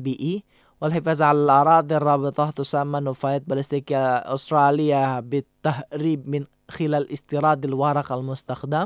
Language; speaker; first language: Arabic; non-native, fluent; Indonesian